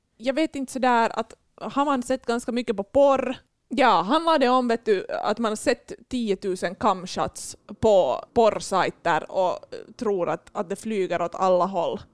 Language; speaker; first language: Swedish; native; Swedish